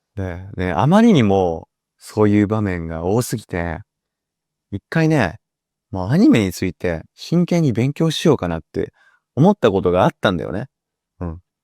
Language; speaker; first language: Japanese; native; Japanese